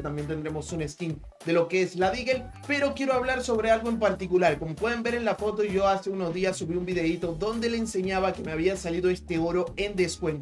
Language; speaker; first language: Spanish; native; Spanish